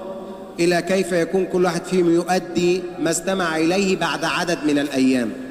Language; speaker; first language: Arabic; native; Arabic